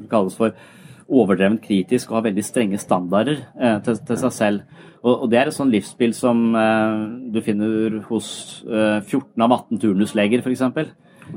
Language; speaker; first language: Norwegian; native; Norwegian